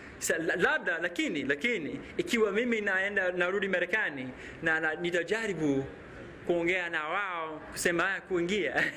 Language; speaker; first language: Swahili; non-native, learner; English